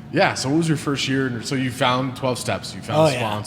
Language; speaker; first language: English; native; English